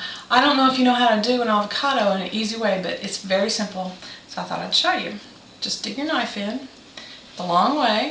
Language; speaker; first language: English; native; English